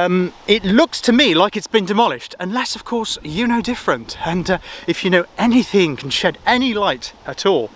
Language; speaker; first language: English; native; English